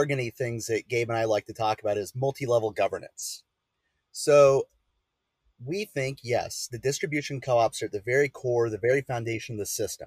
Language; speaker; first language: English; native; English